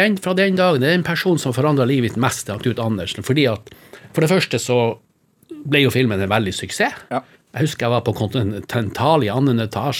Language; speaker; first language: Norwegian; native; Norwegian